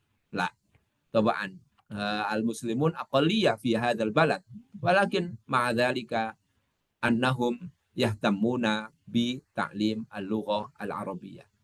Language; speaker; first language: Arabic; non-native, fluent; Indonesian